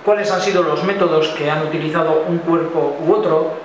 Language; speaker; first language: Spanish; non-native, local second language; Basque